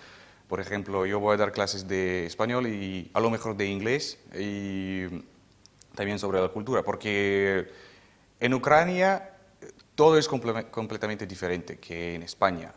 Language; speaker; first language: Spanish; non-native, fluent; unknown